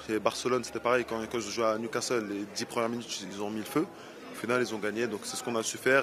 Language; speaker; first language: French; native; French